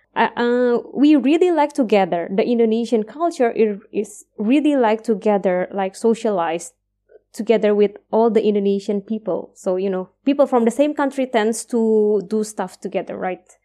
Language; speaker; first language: English; non-native, fluent; Indonesian